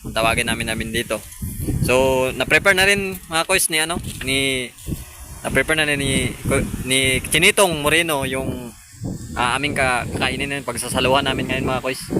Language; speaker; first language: Filipino; non-native, local second language; Cebuano